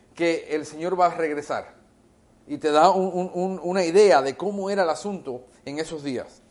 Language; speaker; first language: Spanish; early bilingual, heritage; Spanish